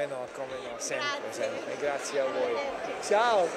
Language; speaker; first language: Italian; non-native, fluent; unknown